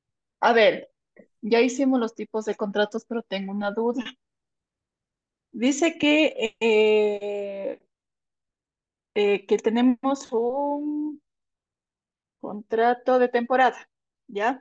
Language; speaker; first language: Spanish; native; Spanish